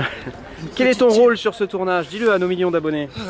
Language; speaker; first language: French; native; French